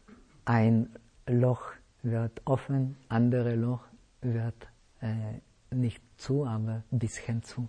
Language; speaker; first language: German; non-native, fluent; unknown